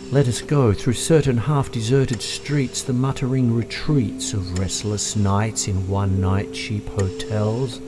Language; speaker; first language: English; native; English